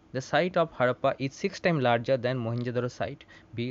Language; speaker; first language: English; non-native, local second language; Bangla